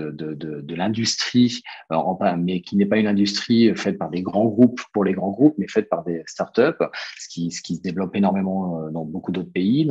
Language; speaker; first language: French; native; French